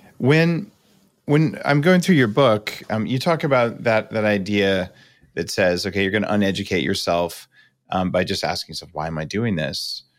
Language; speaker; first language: English; native; English